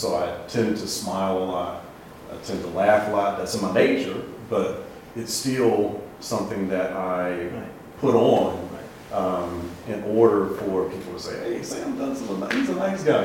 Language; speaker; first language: English; native; English